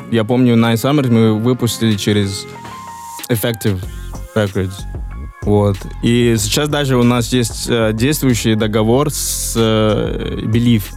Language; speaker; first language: Russian; non-native, fluent; Yoruba